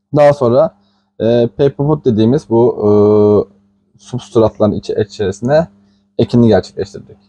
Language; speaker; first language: Turkish; native; Turkish